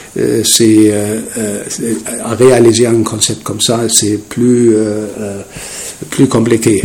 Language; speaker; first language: French; non-native, learner; German